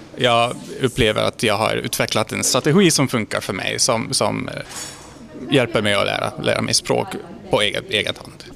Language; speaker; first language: Swedish; non-native, fluent; Hungarian